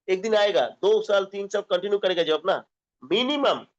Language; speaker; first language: Hindi; non-native, local second language; Bangla